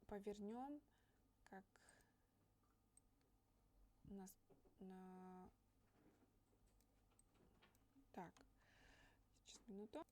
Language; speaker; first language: Russian; native; Russian